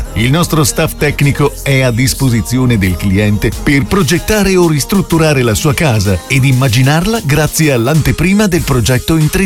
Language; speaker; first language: Italian; native; Italian